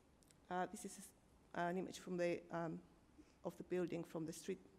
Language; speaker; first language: English; native; English